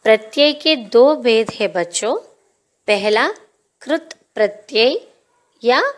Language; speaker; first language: Hindi; non-native, local second language; Telugu